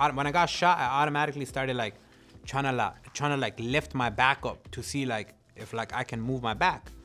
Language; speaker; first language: English; non-native, fluent; Punjabi